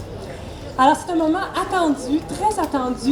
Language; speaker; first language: French; native; French